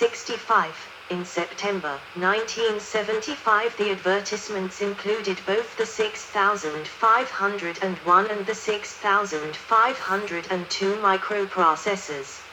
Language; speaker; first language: English; non-native, learner; Danish